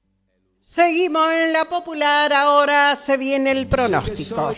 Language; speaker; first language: Spanish; native; Spanish